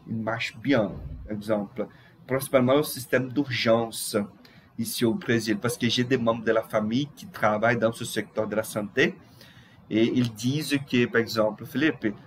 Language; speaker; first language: French; non-native, fluent; Portuguese